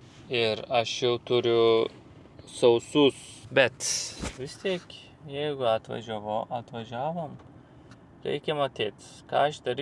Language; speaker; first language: Lithuanian; non-native, learner; Turkish